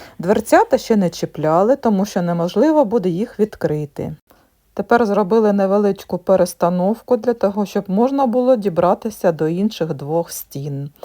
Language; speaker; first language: Ukrainian; native; Ukrainian